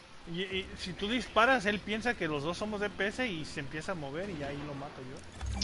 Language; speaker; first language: Spanish; early bilingual, heritage; Spanish